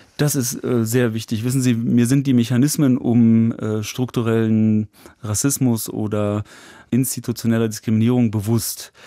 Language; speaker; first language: German; native; German